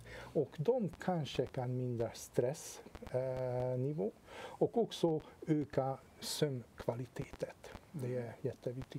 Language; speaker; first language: Swedish; non-native, fluent; Hungarian